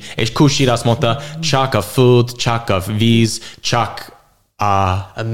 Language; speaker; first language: Hungarian; non-native, learner; English